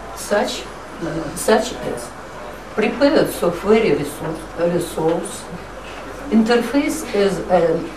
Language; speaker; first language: English; non-native, learner; Russian